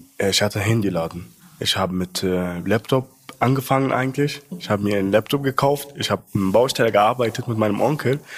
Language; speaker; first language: German; non-native, fluent; Arabic